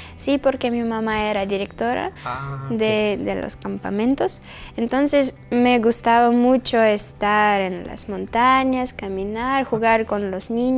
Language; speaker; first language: Spanish; non-native, learner; Russian